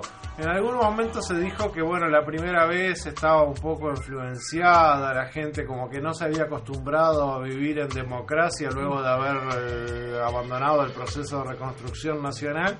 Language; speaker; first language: Spanish; native; Spanish